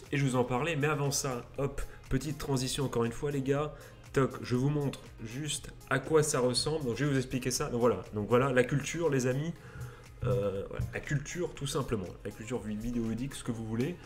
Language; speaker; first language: French; native; French